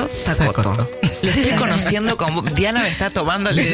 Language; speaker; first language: Spanish; native; Spanish